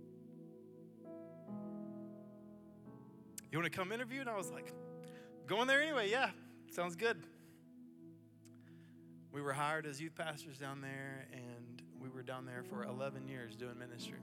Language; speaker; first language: English; native; English